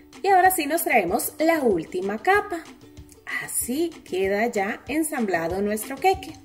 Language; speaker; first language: Spanish; native; Spanish